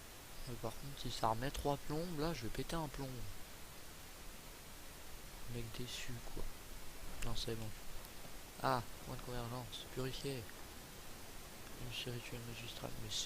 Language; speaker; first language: French; native; French